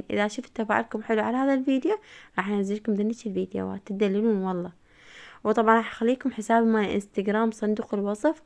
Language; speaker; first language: Arabic; native; Arabic